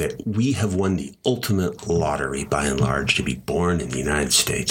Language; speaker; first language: English; native; English